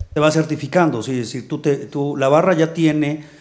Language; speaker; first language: Spanish; native; Spanish